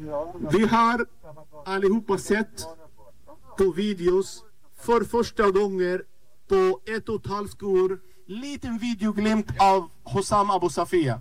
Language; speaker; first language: Swedish; non-native, fluent; Arabic